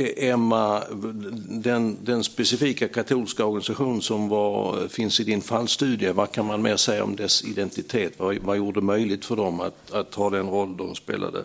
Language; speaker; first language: Swedish; native; Swedish